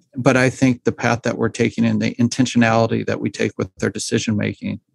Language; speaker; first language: English; native; English